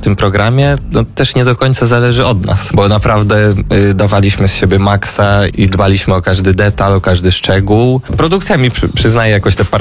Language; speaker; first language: Polish; native; Polish